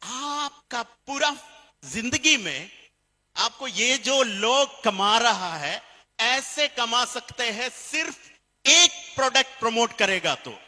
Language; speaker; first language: Hindi; non-native, fluent; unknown